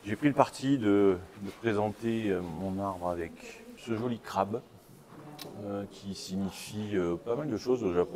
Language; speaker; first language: French; native; French